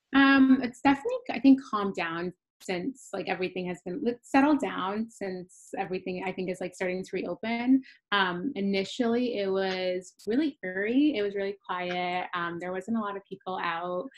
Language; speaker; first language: English; native; English